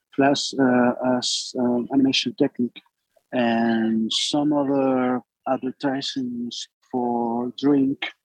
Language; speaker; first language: English; non-native, learner; Spanish